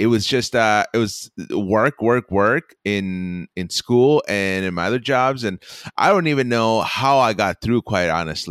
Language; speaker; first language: English; early bilingual, other home language; Spanish